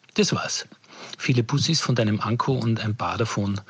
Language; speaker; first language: German; native; German